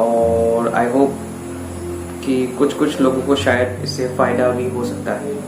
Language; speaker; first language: Hindi; non-native, local second language; Assamese